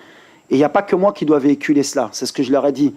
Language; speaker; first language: French; native; French